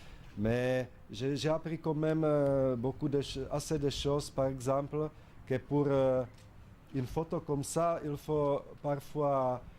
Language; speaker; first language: French; non-native, fluent; Czech